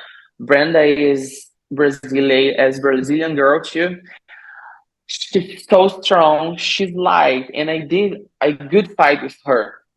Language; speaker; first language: English; non-native, learner; Portuguese